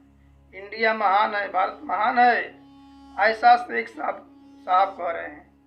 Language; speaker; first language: Hindi; native; Hindi